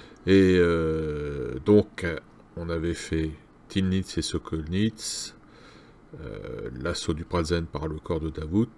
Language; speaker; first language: French; native; French